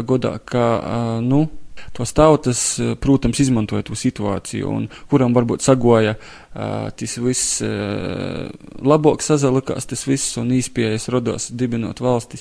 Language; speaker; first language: Latvian; native; Latvian